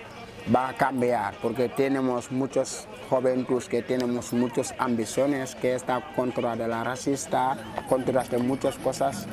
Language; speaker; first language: Spanish; non-native, learner; Wolof